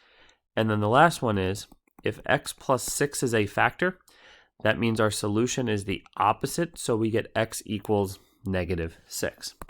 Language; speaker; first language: English; native; English